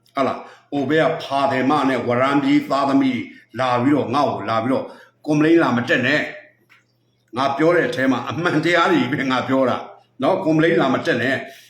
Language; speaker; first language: Burmese; native; Burmese